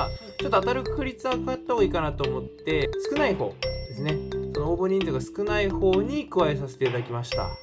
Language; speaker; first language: Japanese; native; Japanese